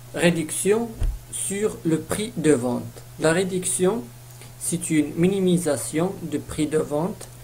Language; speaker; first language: French; non-native, local second language; Arabic